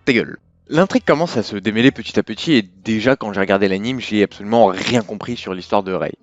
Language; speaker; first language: French; native; French